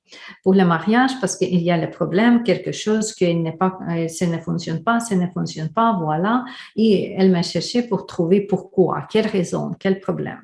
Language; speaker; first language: French; non-native, fluent; Ukrainian